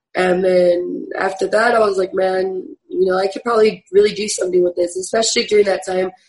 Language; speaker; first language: English; native; English